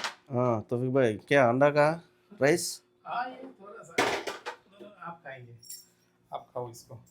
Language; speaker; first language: Hindi; non-native, local second language; Telugu